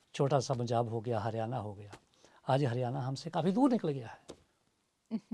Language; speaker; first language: Hindi; native; Hindi